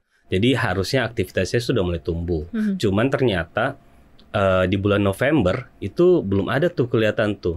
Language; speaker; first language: Indonesian; native; Indonesian